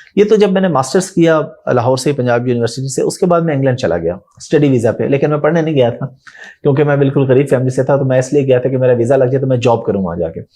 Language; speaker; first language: Urdu; non-native, local second language; Saraiki